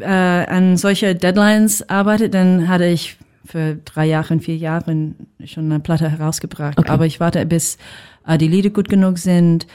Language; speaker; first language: German; non-native, fluent; English